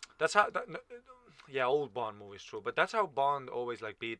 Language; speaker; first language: English; non-native, fluent; Estonian